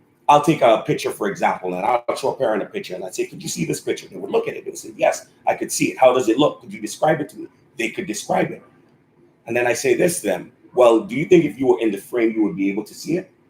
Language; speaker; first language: English; native; English